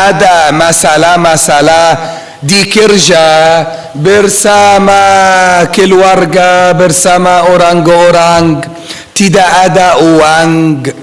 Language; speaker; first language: Indonesian; non-native, learner; Arabic